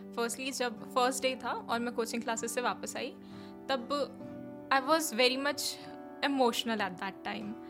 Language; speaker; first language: Hindi; native; Hindi